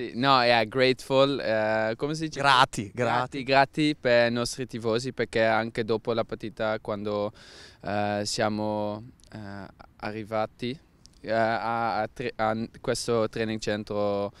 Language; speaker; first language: Italian; non-native, learner; Dutch